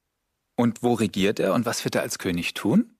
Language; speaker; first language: German; native; German